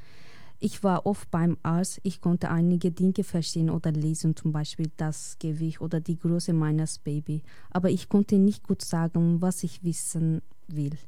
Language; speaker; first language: German; non-native, fluent; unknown